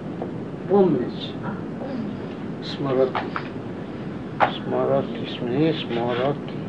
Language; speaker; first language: Russian; non-native, learner; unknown